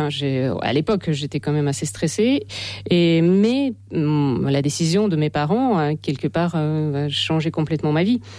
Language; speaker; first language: French; non-native, fluent; Ukrainian